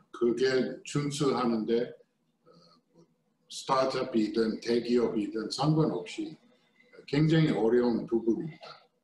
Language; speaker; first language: Korean; non-native, fluent; English